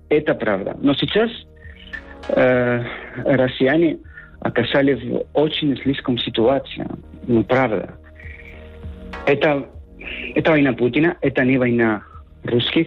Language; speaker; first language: Russian; non-native, learner; Spanish